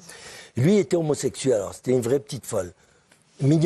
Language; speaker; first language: French; native; French